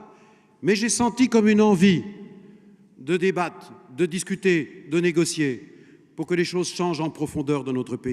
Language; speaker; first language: French; native; French